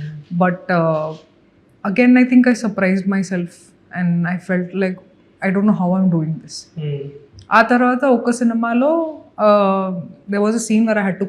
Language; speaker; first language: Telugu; non-native, fluent; Hindi